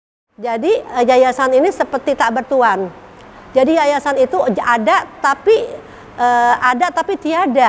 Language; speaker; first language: Indonesian; native; Indonesian